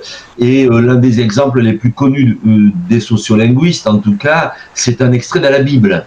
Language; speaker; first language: French; native; French